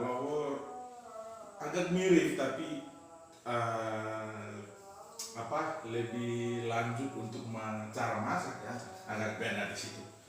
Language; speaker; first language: Indonesian; non-native, fluent; Fijian